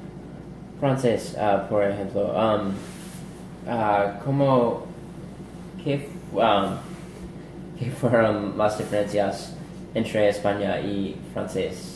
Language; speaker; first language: Spanish; non-native, learner; English